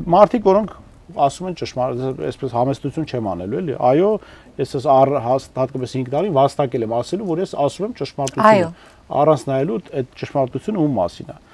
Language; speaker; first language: Armenian; native; Armenian